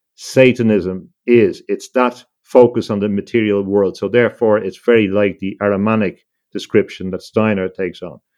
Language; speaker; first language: English; native; English